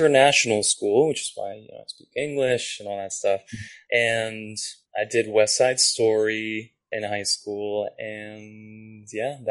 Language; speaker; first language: English; non-native, fluent; Japanese